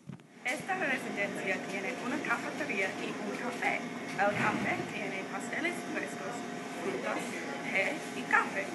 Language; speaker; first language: Spanish; non-native, learner; English